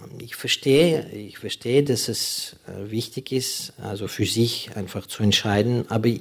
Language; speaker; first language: German; non-native, fluent; Ukrainian